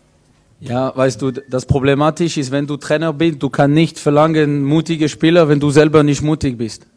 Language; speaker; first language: German; non-native, local second language; French